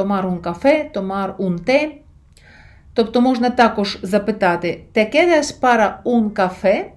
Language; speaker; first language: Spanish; non-native, fluent; Ukrainian